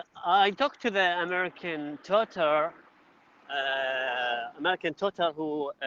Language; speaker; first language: English; non-native, learner; Arabic